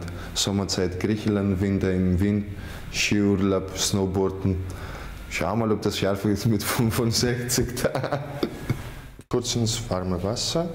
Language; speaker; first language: German; non-native, fluent; Greek